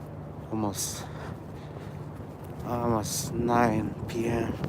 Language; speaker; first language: English; non-native, learner; Spanish